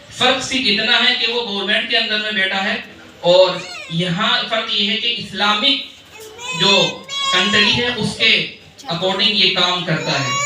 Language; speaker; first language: Urdu; native; Urdu